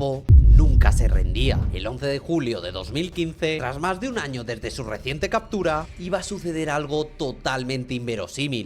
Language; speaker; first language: Spanish; native; Spanish